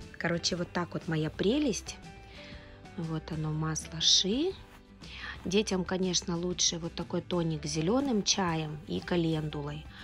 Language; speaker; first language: Russian; native; Russian